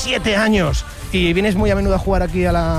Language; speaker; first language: Spanish; native; Spanish